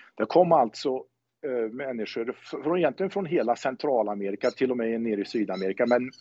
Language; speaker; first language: Swedish; native; Swedish